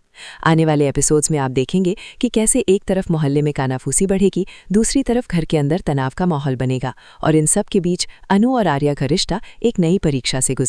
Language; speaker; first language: Hindi; native; Hindi